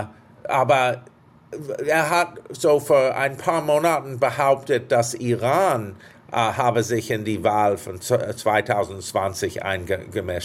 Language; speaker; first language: German; non-native, fluent; English